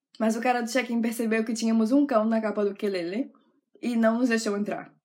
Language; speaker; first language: Portuguese; native; Portuguese